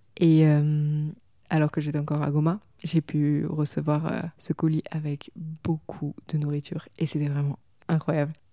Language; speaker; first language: French; native; French